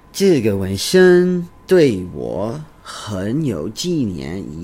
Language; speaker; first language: Chinese; non-native, learner; English